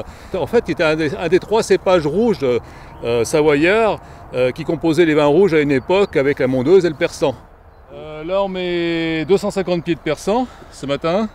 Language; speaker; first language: French; native; French